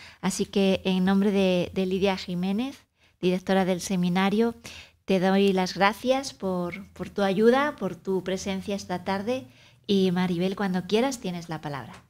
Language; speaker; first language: Spanish; native; Spanish